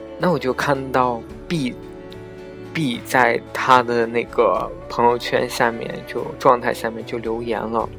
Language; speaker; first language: Chinese; native; Chinese